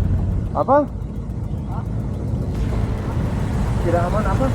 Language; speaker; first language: Indonesian; non-native, learner; English